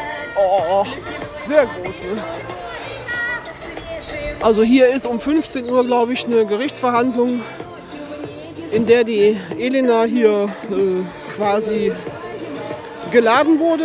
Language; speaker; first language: German; native; German